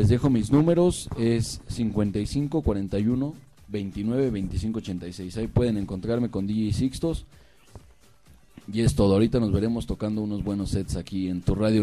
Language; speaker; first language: Spanish; native; Spanish